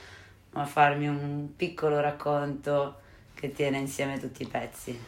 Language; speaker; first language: Italian; native; Italian